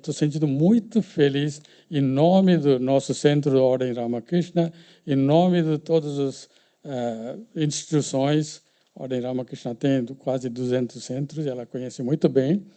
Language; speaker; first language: Portuguese; non-native, learner; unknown